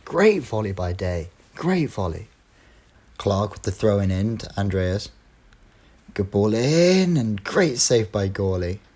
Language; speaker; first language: English; native; English